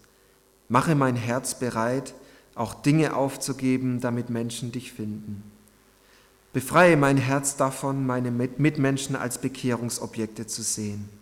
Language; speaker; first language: German; native; German